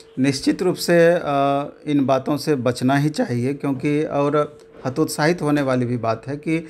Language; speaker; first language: Hindi; native; Hindi